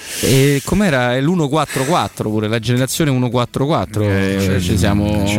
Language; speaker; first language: Italian; native; Italian